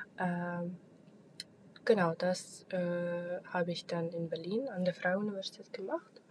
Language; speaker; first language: German; non-native, fluent; Russian